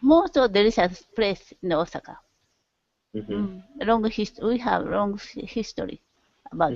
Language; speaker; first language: English; non-native, learner; Japanese